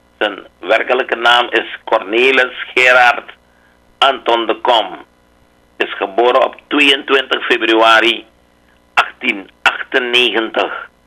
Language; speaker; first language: Dutch; native; Dutch